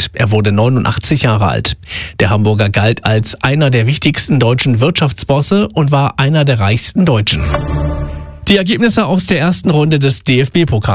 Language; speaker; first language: German; native; German